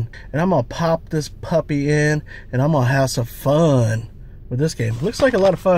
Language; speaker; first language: English; native; English